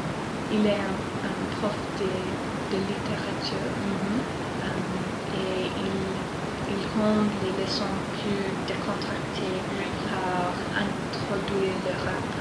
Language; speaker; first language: French; non-native, learner; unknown